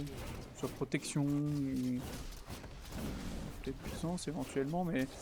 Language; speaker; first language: French; native; French